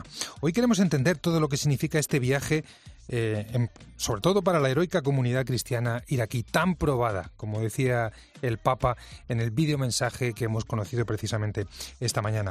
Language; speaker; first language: Spanish; native; Spanish